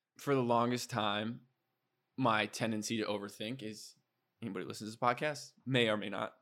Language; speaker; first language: English; native; English